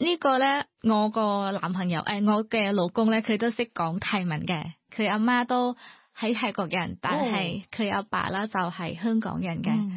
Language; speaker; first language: Cantonese; non-native, learner; Thai